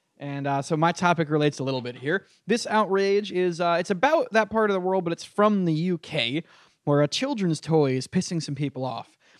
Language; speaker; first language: English; native; English